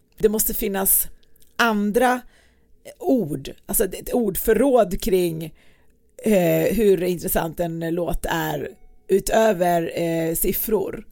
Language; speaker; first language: Swedish; early bilingual, other home language; Persian